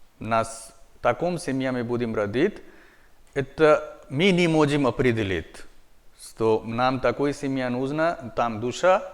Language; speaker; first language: Russian; non-native, learner; Hindi